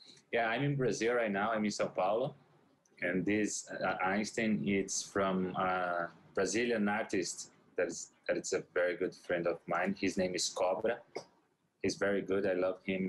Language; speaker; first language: English; non-native, fluent; Portuguese